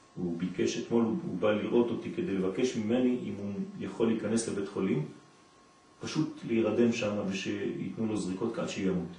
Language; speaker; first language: Hebrew; non-native, fluent; French